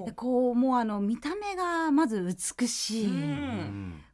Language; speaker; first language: Japanese; native; Japanese